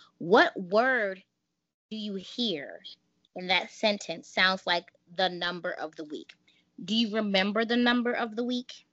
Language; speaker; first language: English; native; English